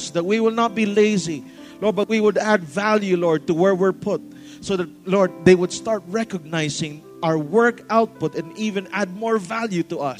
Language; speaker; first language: English; non-native, local second language; Filipino